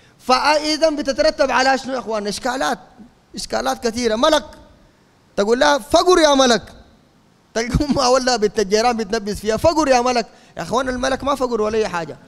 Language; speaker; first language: Arabic; native; Arabic